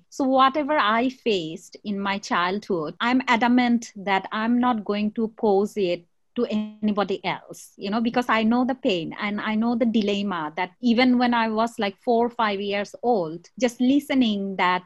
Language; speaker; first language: English; non-native, local second language; Chakma